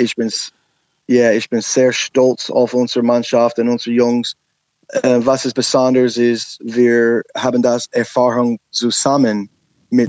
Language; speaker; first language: German; non-native, learner; English